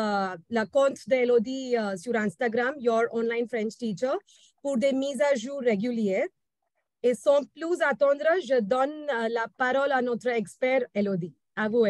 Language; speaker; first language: French; non-native, fluent; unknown